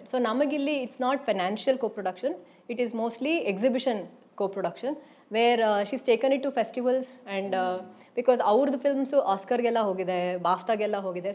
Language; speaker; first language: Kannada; native; Kannada